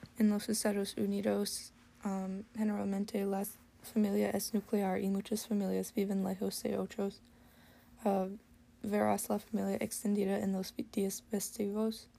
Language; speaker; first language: Spanish; non-native, learner; English